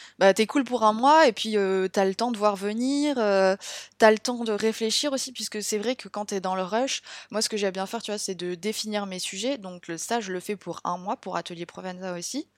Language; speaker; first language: French; native; French